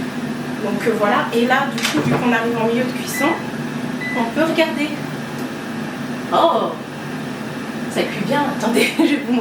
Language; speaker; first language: French; native; French